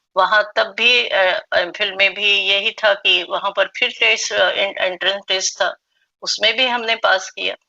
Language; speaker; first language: Hindi; non-native, local second language; Marathi